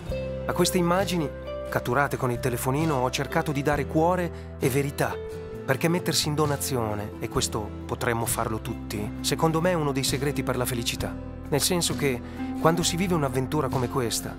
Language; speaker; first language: Italian; native; Italian